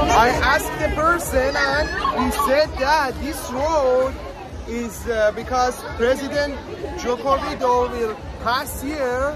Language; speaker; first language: English; non-native, learner; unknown